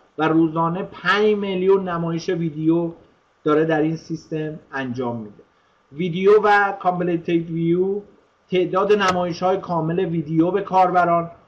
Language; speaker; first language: Persian; native; Persian